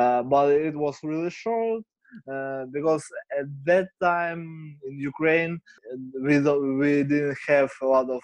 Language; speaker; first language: English; non-native, learner; Ukrainian